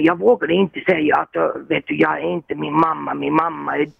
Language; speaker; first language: Swedish; non-native, fluent; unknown